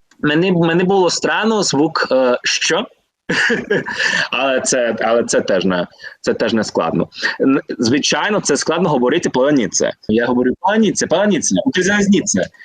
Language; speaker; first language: Ukrainian; non-native, learner; Spanish